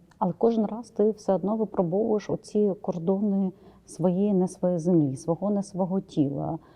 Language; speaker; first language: Ukrainian; native; Ukrainian